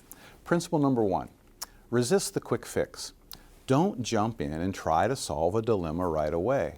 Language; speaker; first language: English; native; English